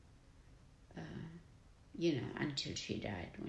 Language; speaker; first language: English; non-native, local second language; German